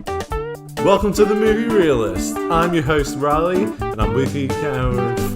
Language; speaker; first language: English; native; English